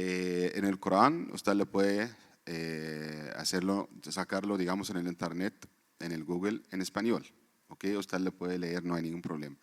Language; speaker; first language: Spanish; non-native, fluent; Arabic